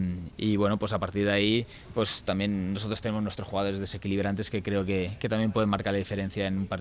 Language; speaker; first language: Spanish; native; Spanish